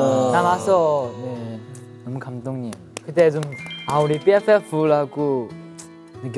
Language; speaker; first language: Korean; non-native, learner; Chinese